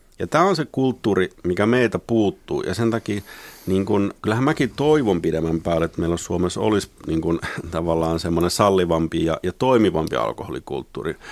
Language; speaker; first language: Finnish; native; Finnish